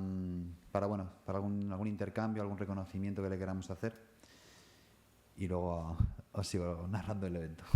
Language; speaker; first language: Spanish; native; Spanish